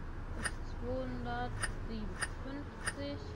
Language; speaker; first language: German; native; German